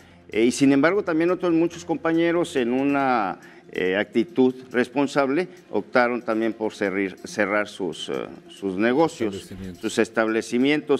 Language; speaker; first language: Spanish; native; Spanish